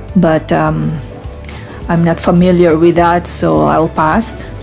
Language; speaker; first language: English; non-native, local second language; Filipino